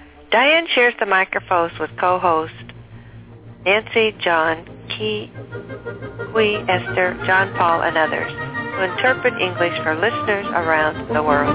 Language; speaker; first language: English; native; English